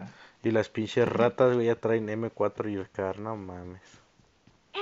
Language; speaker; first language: Spanish; native; Spanish